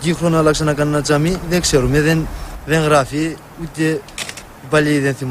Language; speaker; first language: Greek; early bilingual, heritage; Turkish